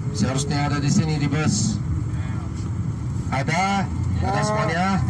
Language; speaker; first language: Indonesian; non-native, learner; Arabic